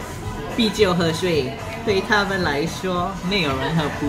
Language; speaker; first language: Chinese; non-native, learner; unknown